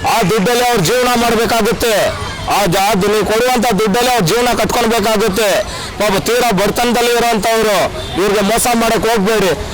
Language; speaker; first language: Kannada; native; Kannada